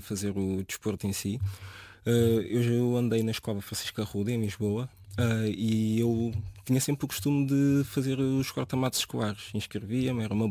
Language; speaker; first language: Portuguese; native; Portuguese